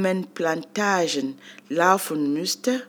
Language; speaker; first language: German; non-native, fluent; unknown